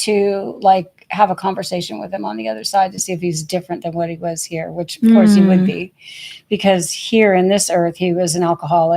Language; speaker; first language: English; native; English